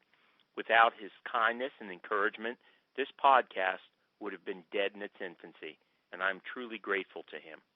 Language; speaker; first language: English; native; English